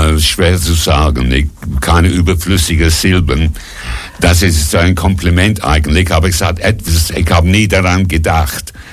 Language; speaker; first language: German; non-native, fluent; English